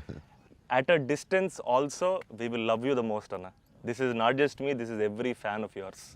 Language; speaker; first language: Telugu; native; Telugu